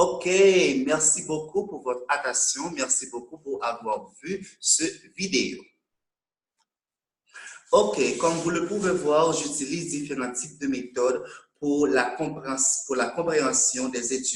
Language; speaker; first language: French; non-native, local second language; Haitian Creole